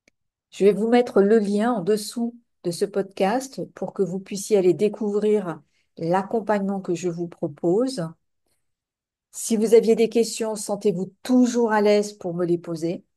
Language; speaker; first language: French; native; French